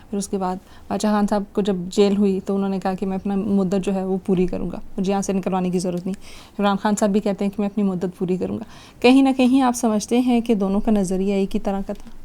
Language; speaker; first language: Urdu; non-native, local second language; Pashto